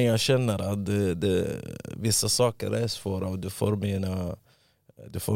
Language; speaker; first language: Swedish; early bilingual, other home language; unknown